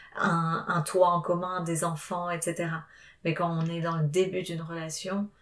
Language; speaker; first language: French; non-native, fluent; Spanish